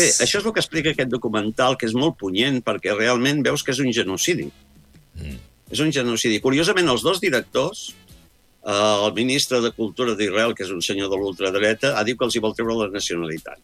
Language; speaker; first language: Catalan; native; Catalan